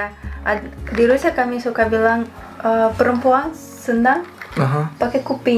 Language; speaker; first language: Indonesian; non-native, fluent; Russian